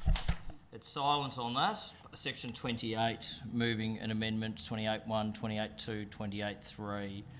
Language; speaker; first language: English; native; English